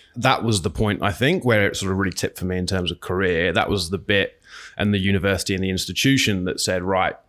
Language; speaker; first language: English; native; English